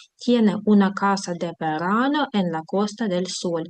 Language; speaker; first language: Spanish; non-native, fluent; Ukrainian